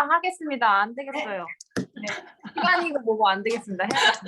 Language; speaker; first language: Korean; native; Korean